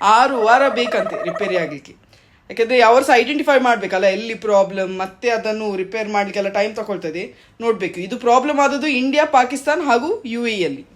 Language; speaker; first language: Kannada; native; Kannada